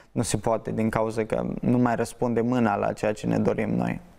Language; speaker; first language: Romanian; native; Romanian